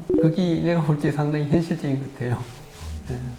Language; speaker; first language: Korean; native; Korean